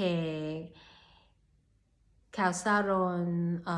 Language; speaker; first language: Spanish; non-native, learner; Cantonese